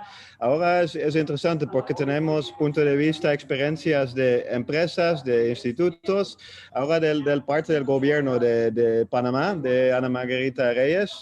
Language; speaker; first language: Spanish; non-native, fluent; Dutch